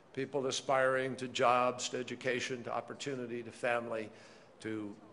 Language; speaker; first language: English; native; English